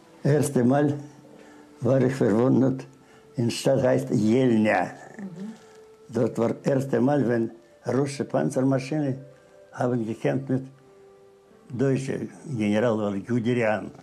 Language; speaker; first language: German; non-native, learner; Russian